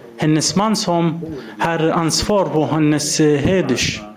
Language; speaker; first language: Swedish; non-native, learner; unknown